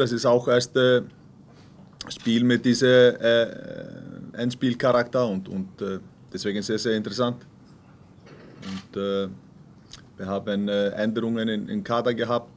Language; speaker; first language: German; non-native, fluent; Icelandic